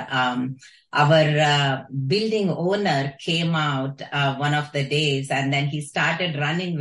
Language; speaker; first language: English; non-native, local second language; Kannada